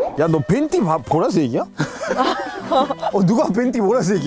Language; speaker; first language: Korean; non-native, fluent; Spanish